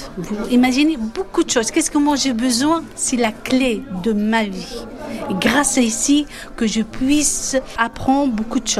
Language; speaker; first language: French; non-native, fluent; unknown